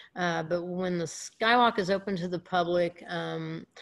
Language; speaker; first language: English; native; English